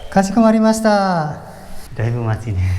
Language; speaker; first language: Japanese; non-native, learner; Indonesian